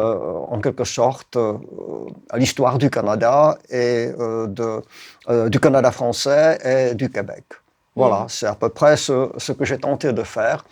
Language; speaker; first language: French; non-native, fluent; Czech